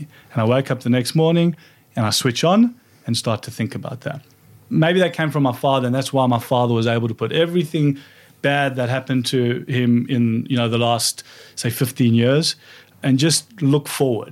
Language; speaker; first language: English; native; English